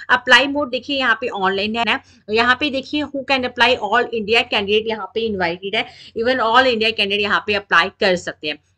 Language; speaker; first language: Hindi; native; Hindi